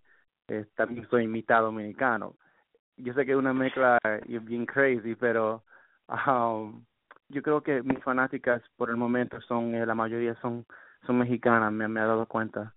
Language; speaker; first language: Spanish; early bilingual, heritage; Spanish